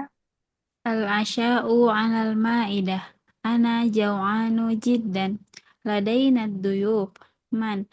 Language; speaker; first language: Arabic; non-native, learner; Indonesian